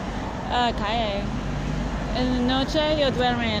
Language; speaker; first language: Spanish; non-native, learner; English